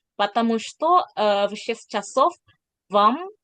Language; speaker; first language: Russian; non-native, learner; Indonesian